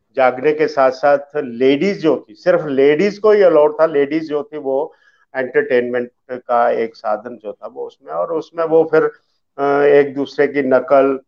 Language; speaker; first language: Hindi; early bilingual, other home language; Dogri